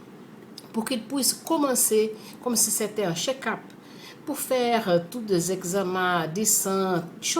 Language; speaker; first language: French; non-native, fluent; Portuguese